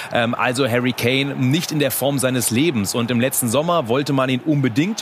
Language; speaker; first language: German; native; German